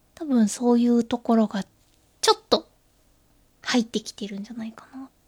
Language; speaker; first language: Japanese; native; Japanese